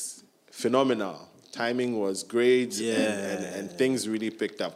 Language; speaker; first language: English; non-native, local second language; Akan